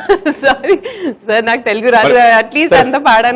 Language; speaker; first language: Telugu; non-native, learner; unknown